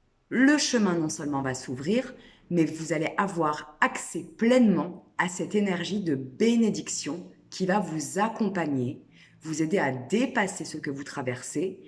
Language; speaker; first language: French; native; French